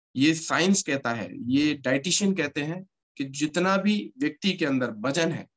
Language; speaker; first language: Hindi; native; Hindi